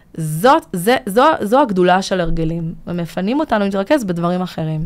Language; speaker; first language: Hebrew; early bilingual, other home language; Russian